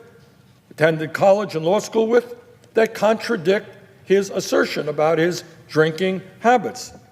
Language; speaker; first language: English; native; English